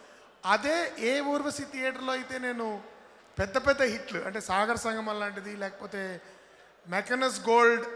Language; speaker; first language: Telugu; native; Telugu